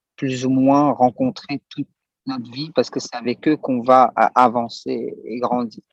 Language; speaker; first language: French; native; French